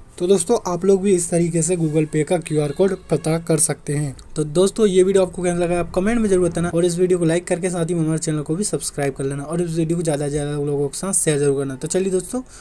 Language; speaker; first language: Hindi; native; Hindi